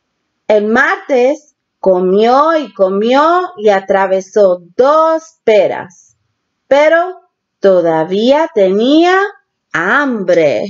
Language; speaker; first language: Spanish; early bilingual, heritage; Spanish